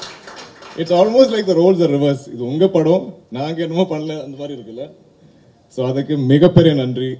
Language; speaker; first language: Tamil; non-native, fluent; Malayalam